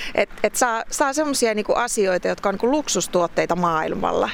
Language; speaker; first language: Finnish; native; Finnish